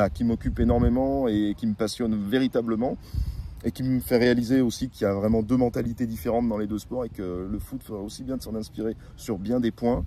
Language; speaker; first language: French; native; French